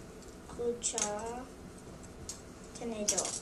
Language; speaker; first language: Spanish; non-native, learner; English